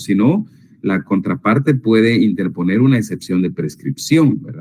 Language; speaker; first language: Spanish; native; Spanish